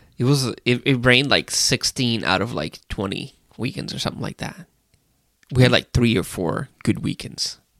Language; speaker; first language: English; non-native, fluent; Portuguese